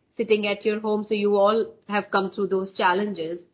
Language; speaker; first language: English; non-native, local second language; Hindi